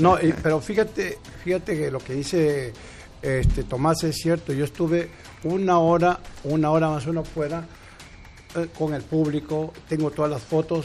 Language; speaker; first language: Spanish; native; Spanish